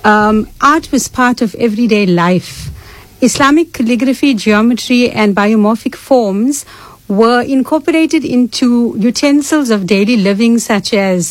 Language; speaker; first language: English; native; English